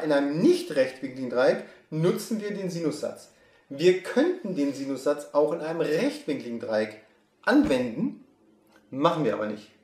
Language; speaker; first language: German; native; German